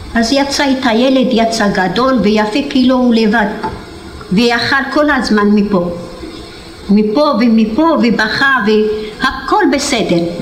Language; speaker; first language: Hebrew; non-native, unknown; Arabic